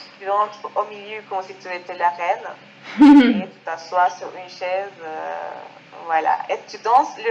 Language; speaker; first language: French; non-native, fluent; Spanish